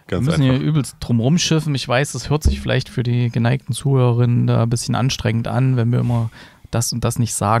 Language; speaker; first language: German; native; German